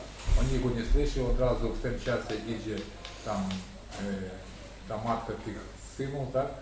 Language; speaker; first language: Polish; non-native, learner; Russian